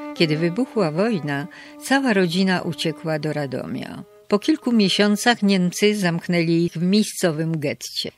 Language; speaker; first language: Polish; native; Polish